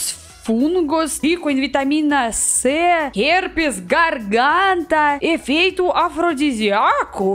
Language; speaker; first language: Portuguese; non-native, learner; Russian